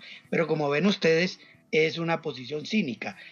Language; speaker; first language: Spanish; native; Spanish